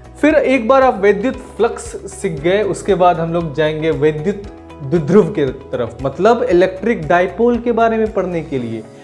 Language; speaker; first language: Hindi; native; Hindi